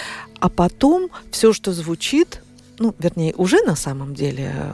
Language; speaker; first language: Russian; native; Russian